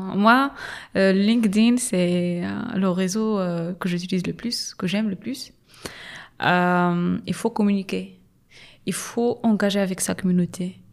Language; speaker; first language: French; non-native, local second language; Arabic